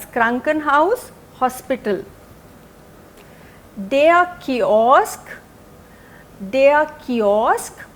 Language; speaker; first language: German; non-native, fluent; Hindi